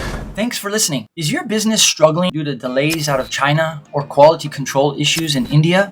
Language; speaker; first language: English; native; English